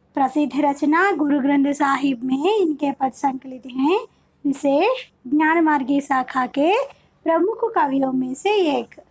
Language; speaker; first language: Hindi; non-native, local second language; Telugu